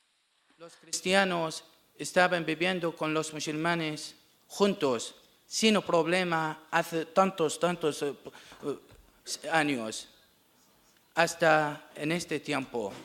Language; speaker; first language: Spanish; non-native, learner; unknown